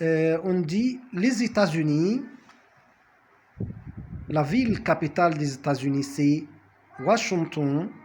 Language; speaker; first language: French; non-native, fluent; Arabic